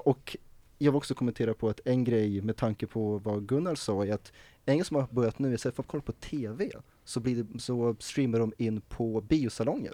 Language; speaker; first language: Swedish; native; Swedish